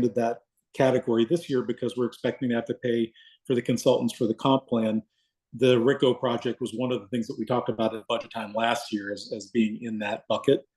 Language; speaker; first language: English; native; English